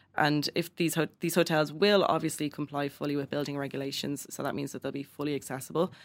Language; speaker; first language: English; native; English